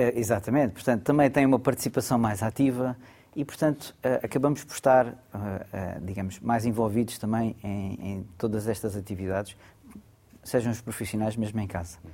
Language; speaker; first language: Portuguese; early bilingual, other home language; Gujarati